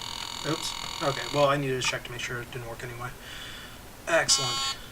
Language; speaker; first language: English; native; English